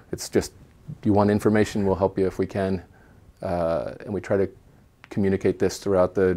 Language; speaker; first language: English; native; English